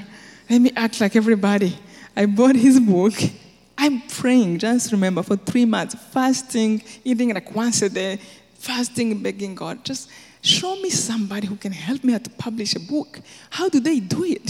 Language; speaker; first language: English; non-native, local second language; Kinyarwanda